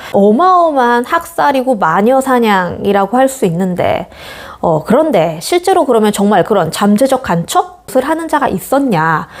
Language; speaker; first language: Korean; native; Korean